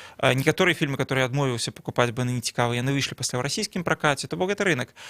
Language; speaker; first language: Belarusian; non-native, local second language; Russian